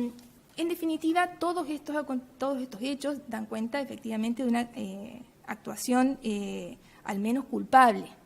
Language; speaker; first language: Spanish; native; Spanish